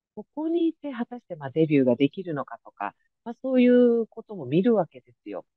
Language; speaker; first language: Japanese; native; Japanese